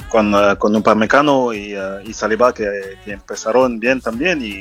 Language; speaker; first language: Spanish; non-native, fluent; French